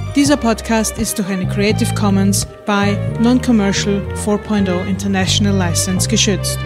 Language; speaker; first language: German; native; German